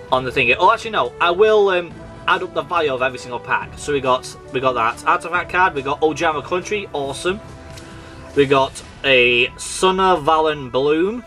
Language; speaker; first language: English; native; English